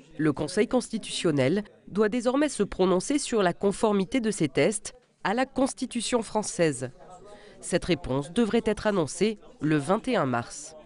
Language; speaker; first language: French; native; French